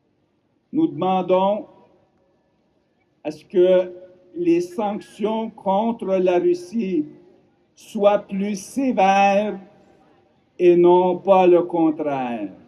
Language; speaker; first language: French; non-native, local second language; Ukrainian